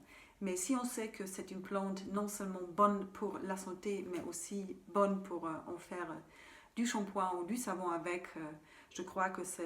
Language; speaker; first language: French; non-native, fluent; German